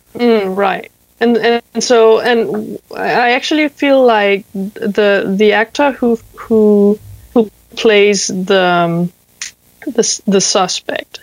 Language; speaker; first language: English; non-native, fluent; Danish